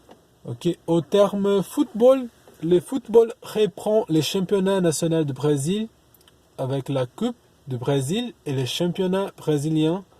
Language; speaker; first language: French; non-native, learner; Portuguese